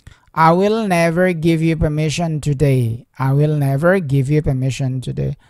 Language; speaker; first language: English; non-native, fluent; Indonesian